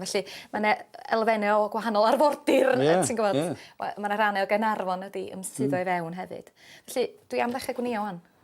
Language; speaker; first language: Welsh; native; Welsh